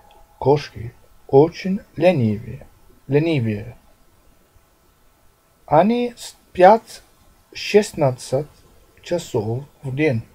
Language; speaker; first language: Russian; non-native, learner; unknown